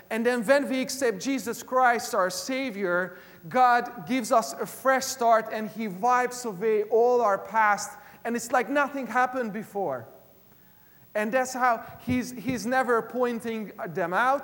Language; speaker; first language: English; non-native, fluent; Hungarian